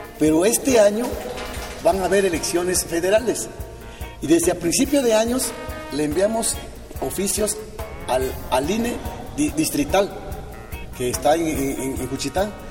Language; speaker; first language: Spanish; non-native, local second language; Zapotec